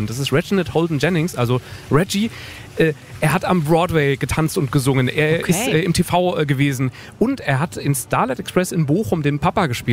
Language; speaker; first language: German; native; German